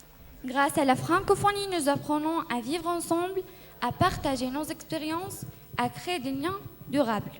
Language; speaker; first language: French; non-native, learner; Arabic